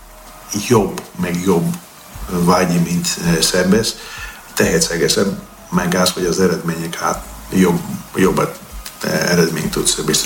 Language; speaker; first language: Hungarian; non-native, learner; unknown